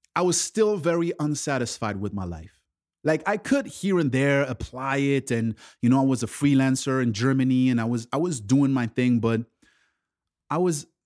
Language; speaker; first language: English; early bilingual, other home language; French